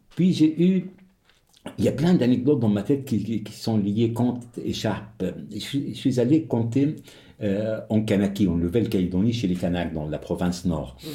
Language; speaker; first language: French; non-native, local second language; Arabic